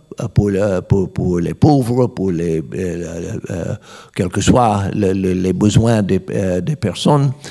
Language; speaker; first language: French; non-native, learner; English